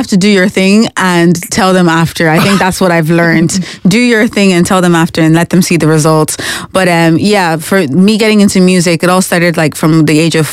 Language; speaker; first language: English; native; English